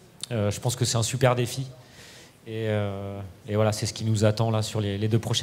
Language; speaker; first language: French; native; French